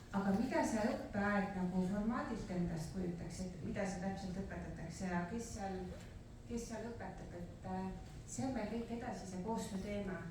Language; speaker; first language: Estonian; native; Estonian